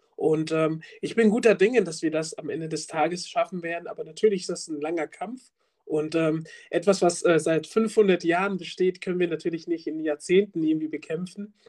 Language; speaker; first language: German; early bilingual, other home language; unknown